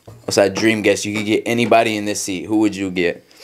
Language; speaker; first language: English; early bilingual, other home language; Spanish